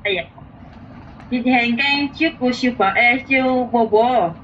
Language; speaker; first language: Cantonese; non-native, learner; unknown